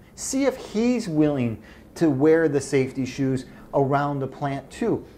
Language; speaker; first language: English; native; English